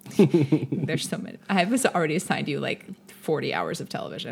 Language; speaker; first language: English; native; English